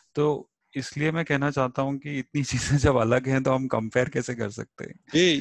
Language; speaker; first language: Hindi; native; Hindi